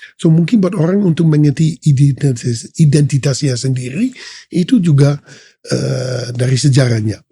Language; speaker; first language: Indonesian; non-native, fluent; Dutch